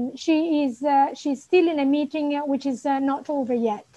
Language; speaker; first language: English; non-native, fluent; Italian